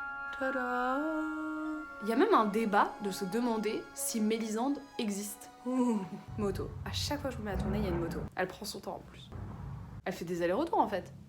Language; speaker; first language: French; native; French